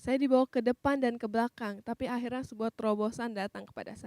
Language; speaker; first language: Indonesian; native; Indonesian